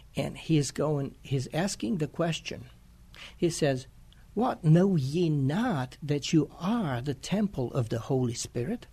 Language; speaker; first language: English; non-native, fluent; Romanian